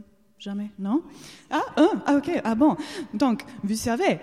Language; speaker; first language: French; non-native, learner; English